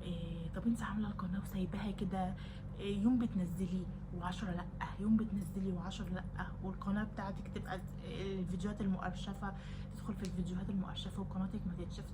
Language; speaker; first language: Arabic; native; Arabic